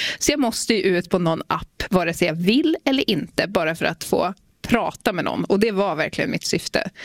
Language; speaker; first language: Swedish; native; Swedish